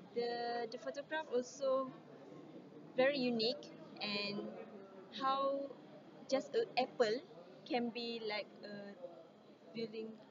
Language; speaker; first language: English; non-native, learner; Malay